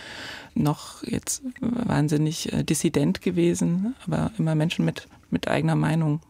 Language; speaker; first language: German; native; German